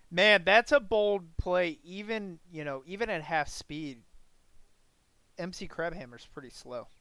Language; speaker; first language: English; native; English